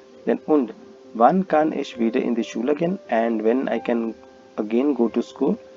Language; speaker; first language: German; non-native, fluent; Hindi